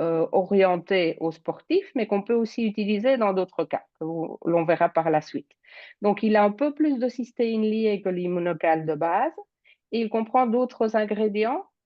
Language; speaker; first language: French; native; French